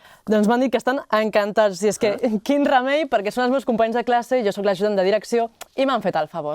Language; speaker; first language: Catalan; native; Catalan